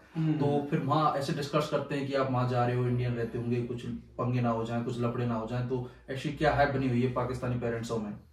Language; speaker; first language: Hindi; native; Hindi